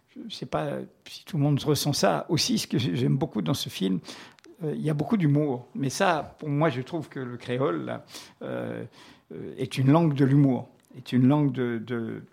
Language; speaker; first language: French; native; French